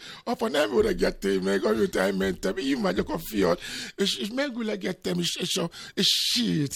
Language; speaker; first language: Hungarian; non-native, learner; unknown